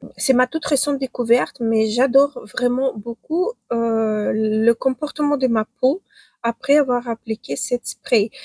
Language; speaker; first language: French; non-native, fluent; Ukrainian